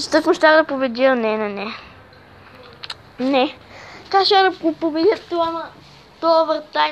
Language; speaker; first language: Bulgarian; native; Bulgarian